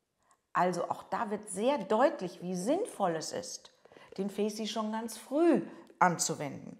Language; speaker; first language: German; native; German